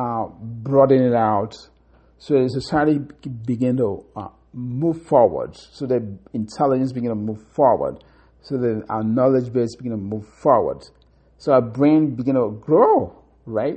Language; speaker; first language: English; non-native, local second language; Igbo